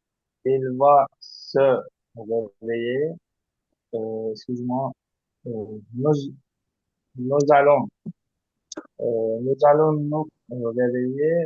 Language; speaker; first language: French; non-native, learner; Azerbaijani